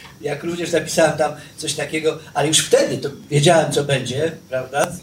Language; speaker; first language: Polish; native; Polish